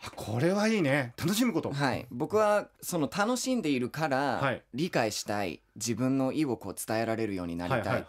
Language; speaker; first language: Japanese; non-native, fluent; English